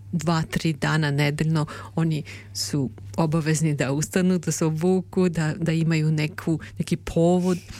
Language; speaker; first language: Serbian; native; Serbian